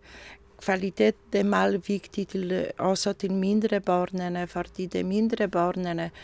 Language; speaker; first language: Danish; non-native, learner; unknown